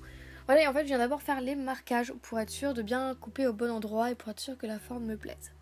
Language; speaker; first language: French; native; French